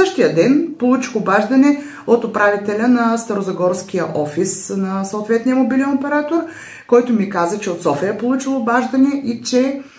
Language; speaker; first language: Bulgarian; native; Bulgarian